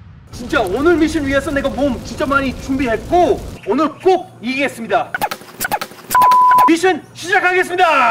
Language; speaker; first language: Korean; non-native, fluent; English